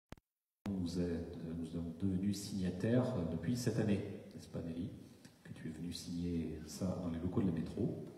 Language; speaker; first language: French; native; French